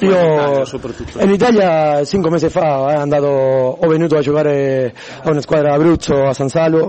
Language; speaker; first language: Italian; non-native, learner; Spanish